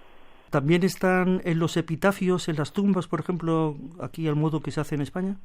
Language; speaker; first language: Spanish; native; Spanish